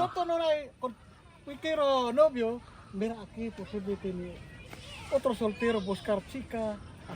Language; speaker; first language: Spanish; non-native, learner; Filipino